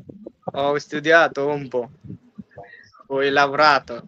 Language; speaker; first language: Italian; non-native, learner; Bangla